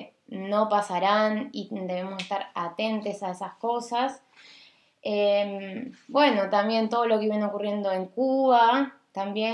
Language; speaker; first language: Spanish; native; Spanish